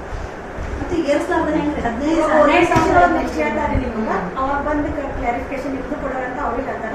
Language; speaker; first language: Kannada; native; Kannada